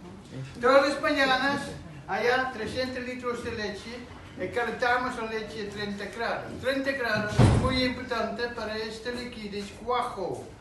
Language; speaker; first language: Spanish; non-native, learner; Dutch